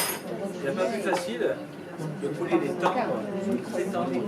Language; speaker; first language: French; native; French